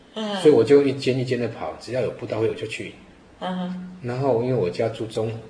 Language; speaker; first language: Chinese; native; Chinese